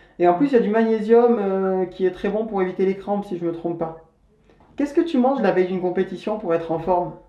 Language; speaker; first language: French; native; French